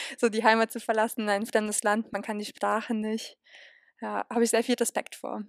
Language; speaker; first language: German; early bilingual, other home language; Polish